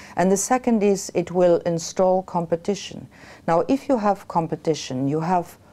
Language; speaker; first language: English; non-native, fluent; Luxembourgish